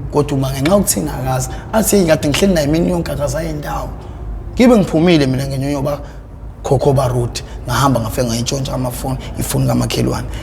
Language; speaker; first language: Zulu; native; Zulu